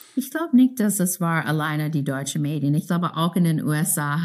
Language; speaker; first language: German; non-native, fluent; English